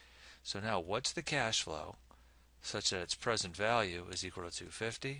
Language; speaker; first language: English; native; English